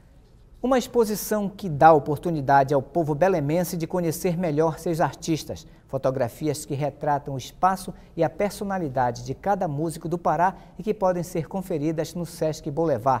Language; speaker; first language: Portuguese; native; Portuguese